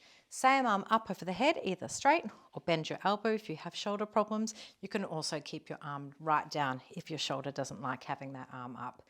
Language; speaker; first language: English; native; English